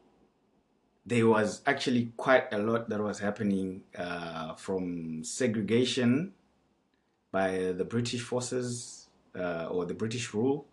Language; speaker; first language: English; non-native, local second language; Shona